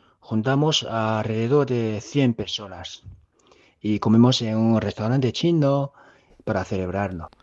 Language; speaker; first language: Spanish; non-native, fluent; Chinese